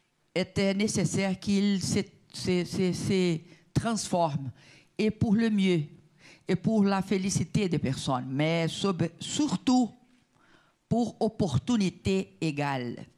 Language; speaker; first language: French; non-native, learner; Portuguese